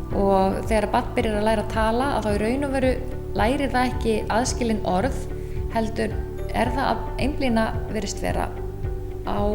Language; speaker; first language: Icelandic; native; Icelandic